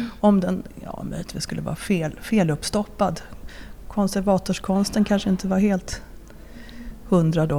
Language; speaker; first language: Swedish; native; Swedish